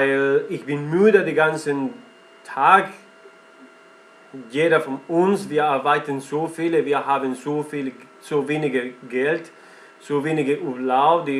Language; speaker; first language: German; non-native, learner; Spanish